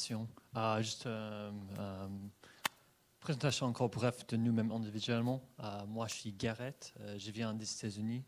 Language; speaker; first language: French; non-native, fluent; English